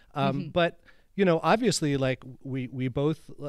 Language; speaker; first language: English; native; English